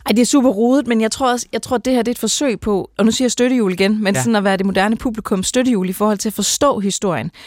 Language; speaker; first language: Danish; native; Danish